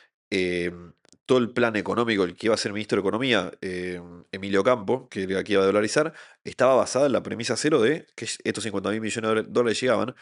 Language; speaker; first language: Spanish; native; Spanish